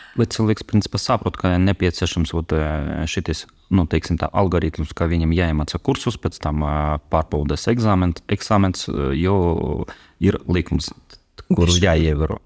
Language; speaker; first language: Latvian; non-native, local second language; Russian